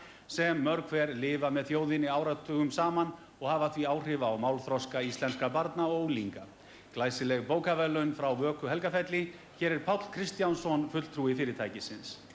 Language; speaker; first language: Icelandic; native; Icelandic